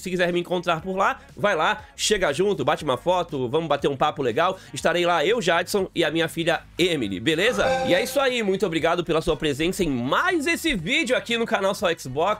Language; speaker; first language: Portuguese; native; Portuguese